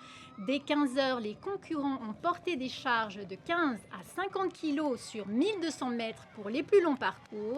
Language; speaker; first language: French; native; French